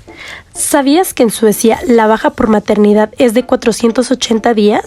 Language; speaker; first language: Spanish; native; Spanish